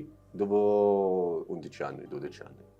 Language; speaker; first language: Italian; non-native, learner; Arabic